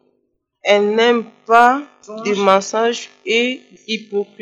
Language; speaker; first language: French; non-native, learner; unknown